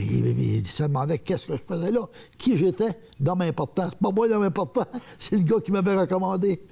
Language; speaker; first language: French; native; French